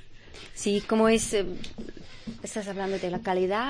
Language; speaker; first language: Spanish; non-native, fluent; German